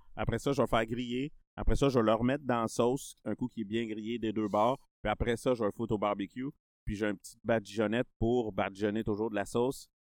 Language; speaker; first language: French; native; French